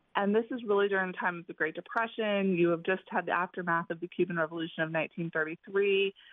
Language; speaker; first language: English; native; English